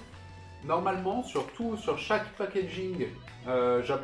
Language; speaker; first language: French; native; French